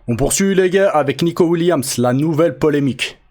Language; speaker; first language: French; native; French